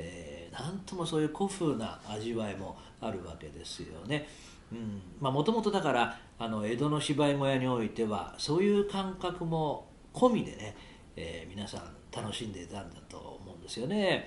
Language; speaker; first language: Japanese; native; Japanese